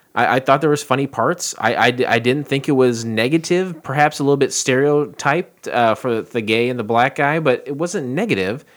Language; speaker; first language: English; native; English